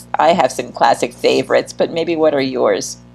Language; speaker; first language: English; native; English